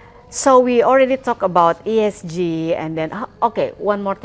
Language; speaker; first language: English; non-native, fluent; Indonesian